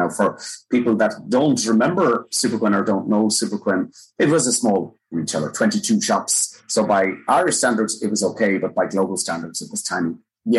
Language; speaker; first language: English; native; English